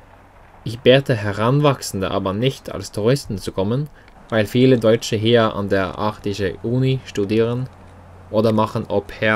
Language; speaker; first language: German; non-native, learner; Norwegian